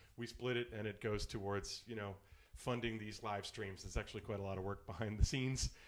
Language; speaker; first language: English; native; English